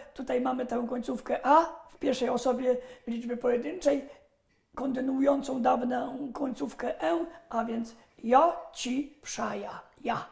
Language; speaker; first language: Polish; native; Polish